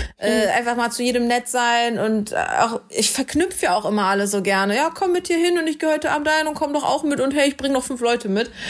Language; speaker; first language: German; native; German